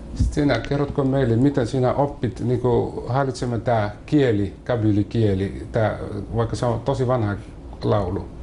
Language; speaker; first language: Finnish; non-native, learner; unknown